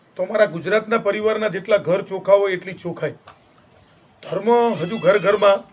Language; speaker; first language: Gujarati; native; Gujarati